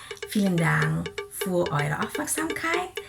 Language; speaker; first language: German; non-native, fluent; Indonesian